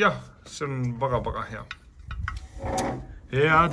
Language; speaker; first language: Estonian; non-native, learner; Spanish